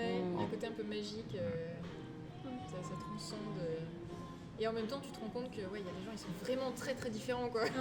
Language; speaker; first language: French; native; French